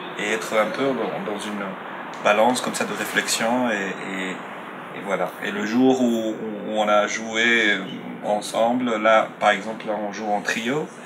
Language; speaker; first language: French; non-native, local second language; Arabic